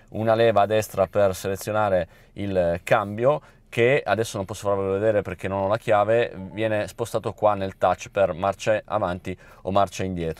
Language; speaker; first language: Italian; native; Italian